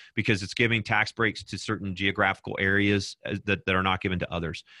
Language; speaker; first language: English; native; English